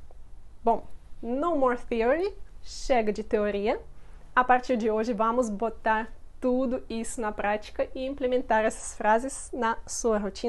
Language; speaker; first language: Portuguese; non-native, fluent; Russian